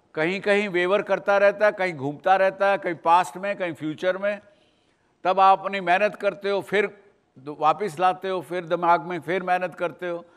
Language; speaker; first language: Hindi; native; Hindi